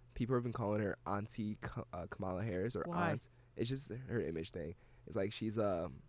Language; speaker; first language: English; native; English